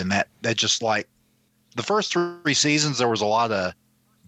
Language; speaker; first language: English; native; English